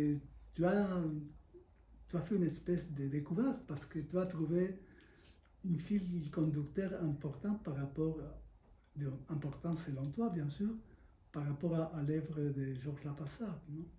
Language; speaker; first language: French; non-native, fluent; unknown